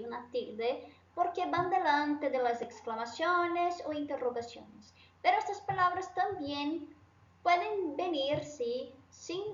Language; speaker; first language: Spanish; non-native, fluent; Portuguese